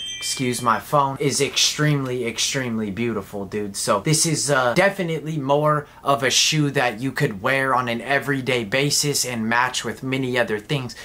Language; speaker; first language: English; native; English